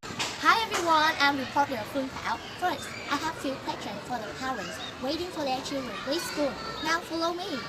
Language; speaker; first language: English; non-native, learner; Vietnamese